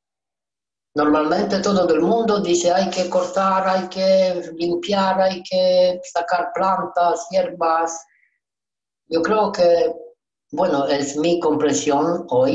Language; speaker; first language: Spanish; non-native, learner; Romanian